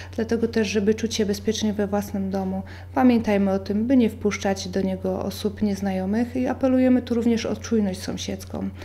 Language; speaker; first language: Polish; native; Polish